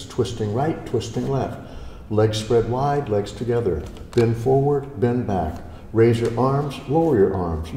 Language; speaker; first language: English; native; English